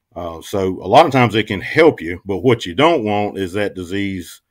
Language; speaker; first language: English; native; English